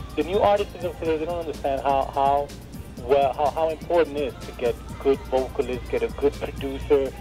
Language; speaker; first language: English; native; English